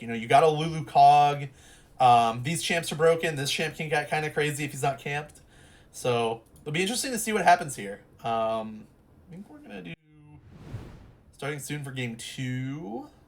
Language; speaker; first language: English; native; English